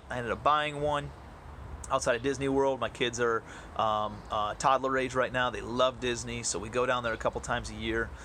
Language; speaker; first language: English; native; English